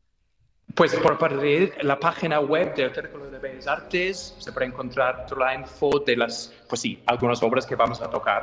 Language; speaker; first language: Spanish; non-native, fluent; English